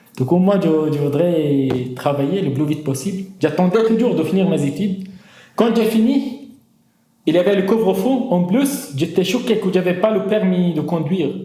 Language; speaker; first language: French; non-native, fluent; Arabic